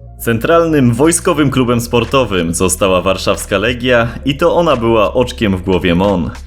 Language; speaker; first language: Polish; native; Polish